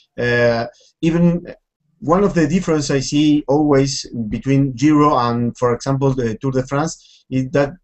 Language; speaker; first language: English; non-native, fluent; Spanish